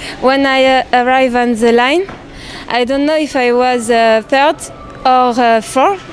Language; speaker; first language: English; non-native, learner; French